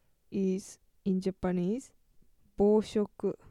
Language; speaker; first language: English; non-native, learner; Japanese